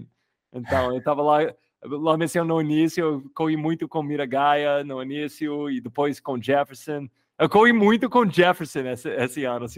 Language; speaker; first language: Portuguese; non-native, fluent; English